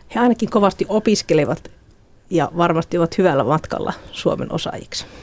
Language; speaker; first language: Finnish; native; Finnish